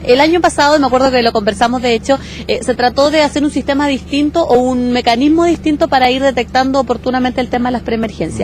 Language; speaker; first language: Spanish; native; Spanish